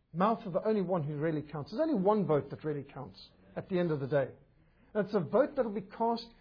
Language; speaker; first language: English; native; English